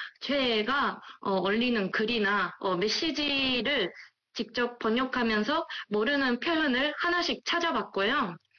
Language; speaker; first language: Korean; non-native, fluent; Japanese